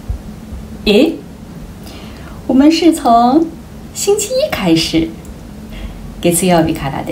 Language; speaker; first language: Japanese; non-native, learner; Chinese